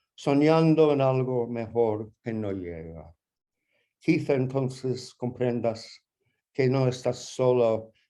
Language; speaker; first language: Spanish; non-native, fluent; English